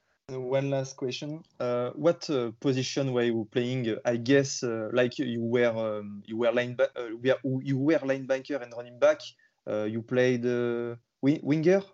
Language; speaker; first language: English; non-native, learner; French